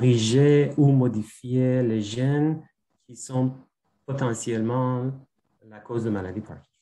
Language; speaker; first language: French; non-native, fluent; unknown